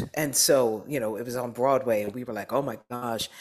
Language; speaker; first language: English; native; English